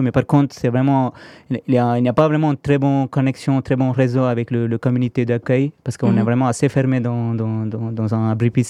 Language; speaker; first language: French; non-native, fluent; Tamil